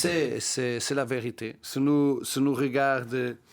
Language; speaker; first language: French; non-native, learner; Portuguese